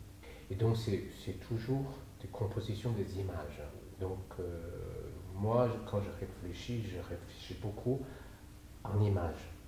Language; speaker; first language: French; non-native, fluent; Chinese